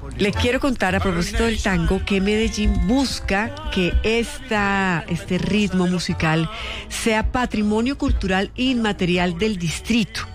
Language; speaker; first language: Spanish; native; Spanish